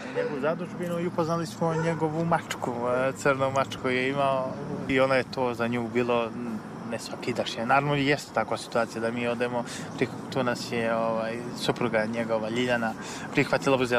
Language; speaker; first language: Serbian; native; Serbian